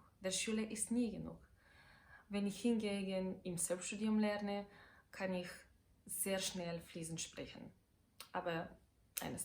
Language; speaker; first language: German; non-native, fluent; Bulgarian